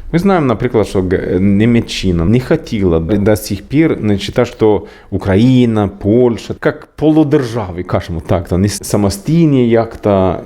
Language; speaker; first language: Ukrainian; non-native, learner; Swedish